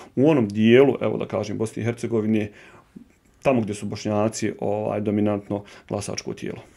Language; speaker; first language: Bosnian; native; Bosnian